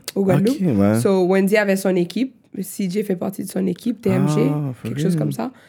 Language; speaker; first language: French; non-native, local second language; Haitian Creole